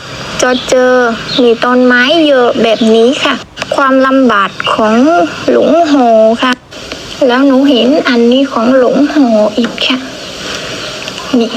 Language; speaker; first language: Thai; non-native, learner; Vietnamese